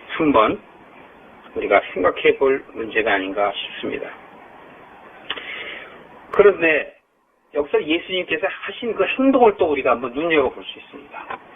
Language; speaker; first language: Korean; native; Korean